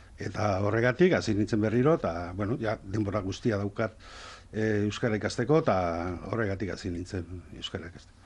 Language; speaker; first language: Basque; non-native, local second language; Spanish